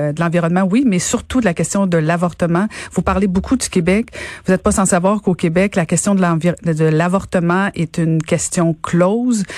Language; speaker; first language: French; native; French